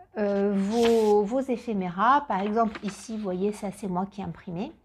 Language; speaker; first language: French; native; French